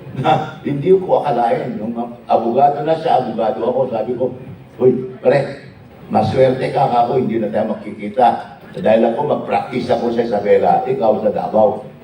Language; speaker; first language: Filipino; non-native, local second language; Iloko